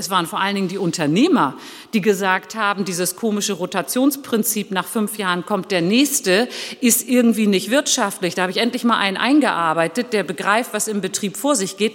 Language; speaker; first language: German; early bilingual, other home language; Turkish